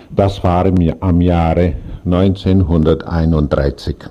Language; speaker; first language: German; non-native, learner; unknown